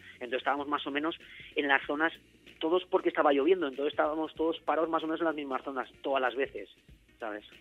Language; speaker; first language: Spanish; native; Spanish